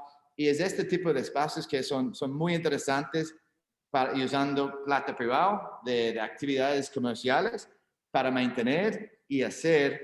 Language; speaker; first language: Spanish; non-native, learner; English